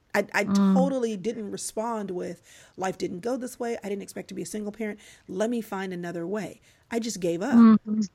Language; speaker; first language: English; native; English